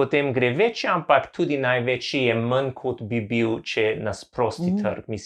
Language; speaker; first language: Slovenian; non-native, learner; English